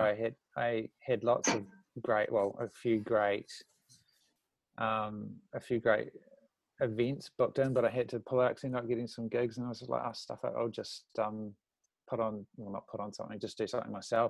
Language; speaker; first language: English; native; English